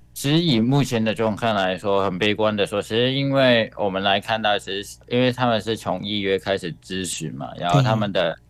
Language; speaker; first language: Chinese; non-native, local second language; Cantonese